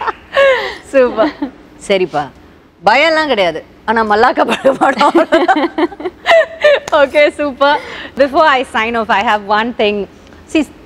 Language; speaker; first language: Tamil; native; Tamil